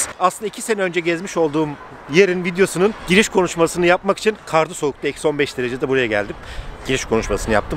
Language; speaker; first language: Turkish; native; Turkish